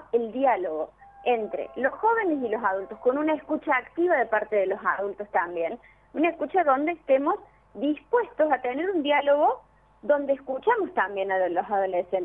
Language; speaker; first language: Spanish; native; Spanish